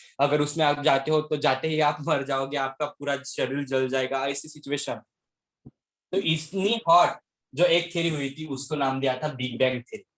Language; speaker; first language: Hindi; non-native, local second language; Marathi